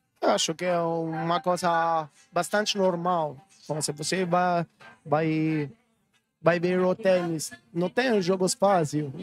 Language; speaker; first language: Portuguese; non-native, learner; Italian